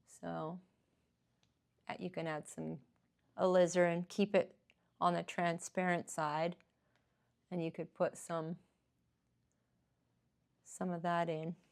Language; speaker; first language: English; native; English